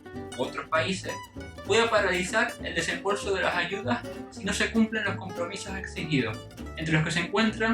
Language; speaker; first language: Spanish; native; Spanish